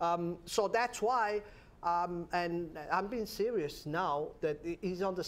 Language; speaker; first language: English; non-native, fluent; Portuguese